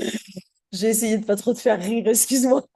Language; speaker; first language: French; native; French